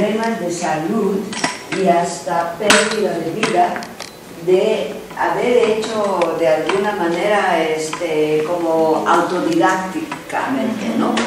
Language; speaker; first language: Spanish; non-native, fluent; Japanese